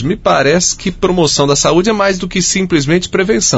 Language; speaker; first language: Portuguese; native; Portuguese